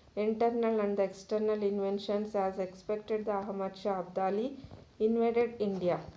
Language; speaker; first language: English; non-native, local second language; Kannada